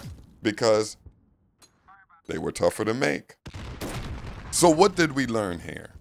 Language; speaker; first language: English; native; English